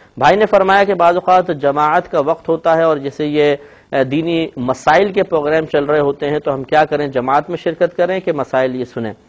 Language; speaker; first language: Urdu; native; Urdu